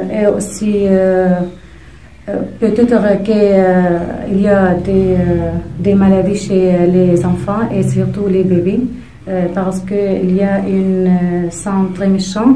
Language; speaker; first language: French; non-native, fluent; Arabic